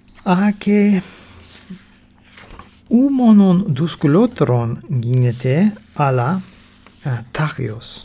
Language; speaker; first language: Greek; non-native, learner; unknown